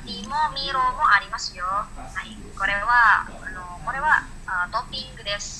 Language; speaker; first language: Japanese; non-native, learner; Indonesian